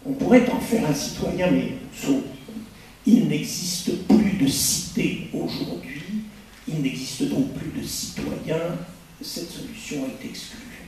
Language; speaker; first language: French; native; French